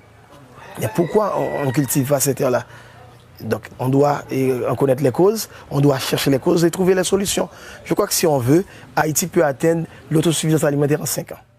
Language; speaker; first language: French; non-native, local second language; Haitian Creole